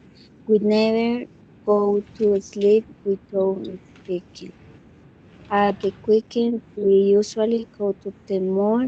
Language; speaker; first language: English; non-native, learner; Spanish